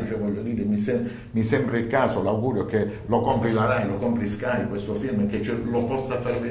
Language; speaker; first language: Italian; native; Italian